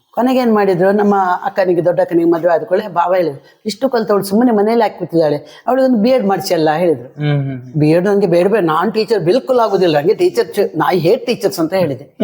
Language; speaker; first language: Kannada; non-native, local second language; Konkani